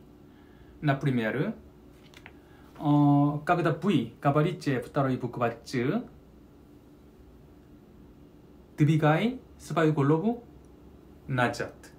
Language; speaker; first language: Russian; non-native, learner; Korean